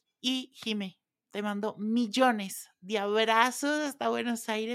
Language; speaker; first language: Spanish; native; Spanish